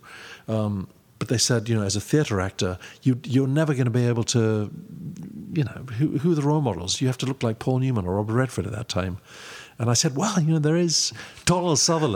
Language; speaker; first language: English; native; English